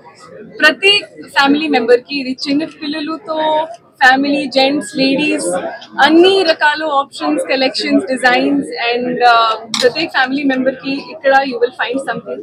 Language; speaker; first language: Telugu; non-native, learner; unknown